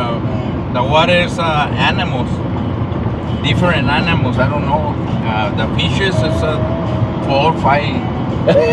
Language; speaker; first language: English; non-native, learner; Spanish